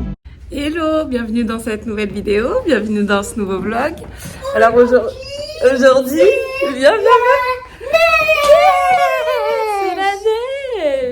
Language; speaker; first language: French; native; French